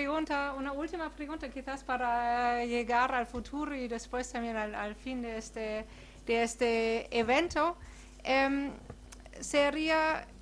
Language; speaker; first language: Spanish; non-native, fluent; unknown